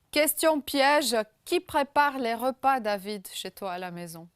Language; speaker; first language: French; non-native, fluent; Romanian